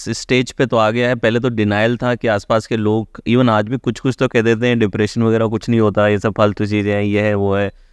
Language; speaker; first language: Hindi; native; Hindi